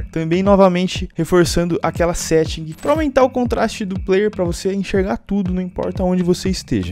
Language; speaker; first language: Portuguese; native; Portuguese